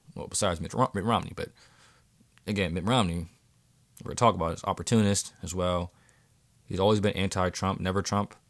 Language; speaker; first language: English; native; English